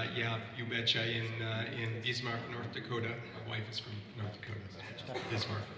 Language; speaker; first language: English; native; English